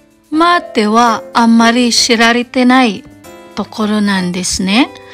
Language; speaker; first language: Japanese; non-native, fluent; Cebuano